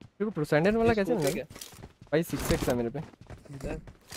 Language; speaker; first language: Hindi; non-native, local second language; Bangla